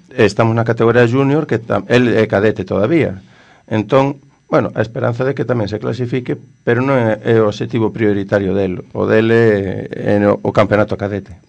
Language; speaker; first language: Galician; non-native, local second language; Spanish